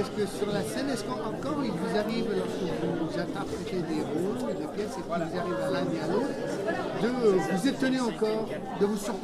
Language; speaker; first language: French; native; French